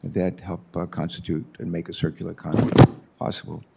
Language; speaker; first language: English; native; English